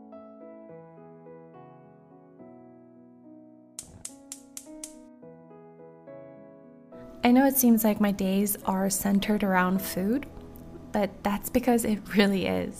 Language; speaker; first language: English; native; English